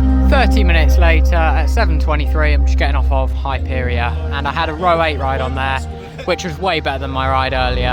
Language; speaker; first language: English; native; English